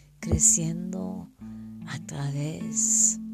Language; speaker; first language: Spanish; non-native, fluent; French